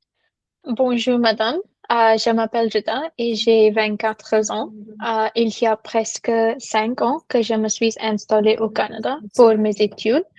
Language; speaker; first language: French; non-native, learner; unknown